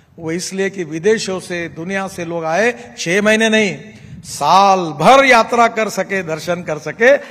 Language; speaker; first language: Hindi; non-native, local second language; Marathi